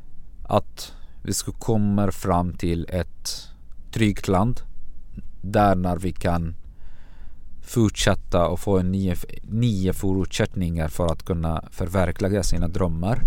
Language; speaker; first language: Swedish; non-native, fluent; Arabic